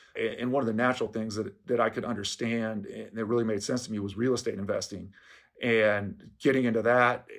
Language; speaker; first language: English; native; English